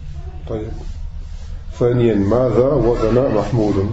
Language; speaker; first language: Arabic; non-native, fluent; French